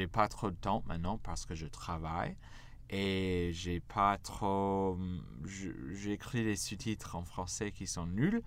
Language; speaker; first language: French; non-native, fluent; English